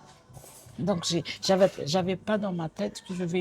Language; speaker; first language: French; non-native, local second language; Malagasy